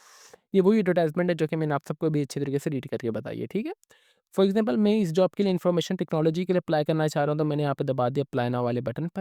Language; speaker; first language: Hindi; non-native, local second language; Punjabi